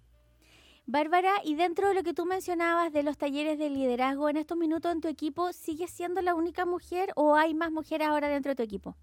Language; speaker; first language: Spanish; native; Spanish